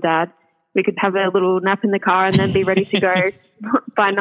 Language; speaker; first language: English; native; English